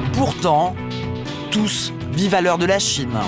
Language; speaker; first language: French; native; French